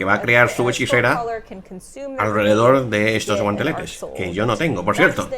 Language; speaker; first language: Spanish; native; Spanish